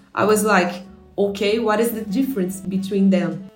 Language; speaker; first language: English; non-native, fluent; Portuguese